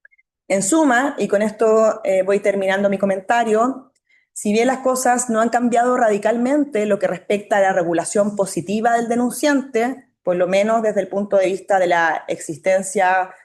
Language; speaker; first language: Spanish; native; Spanish